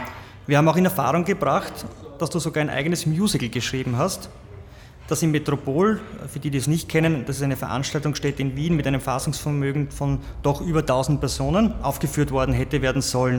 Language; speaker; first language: German; native; German